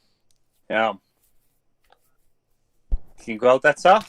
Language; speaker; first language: Welsh; native; Welsh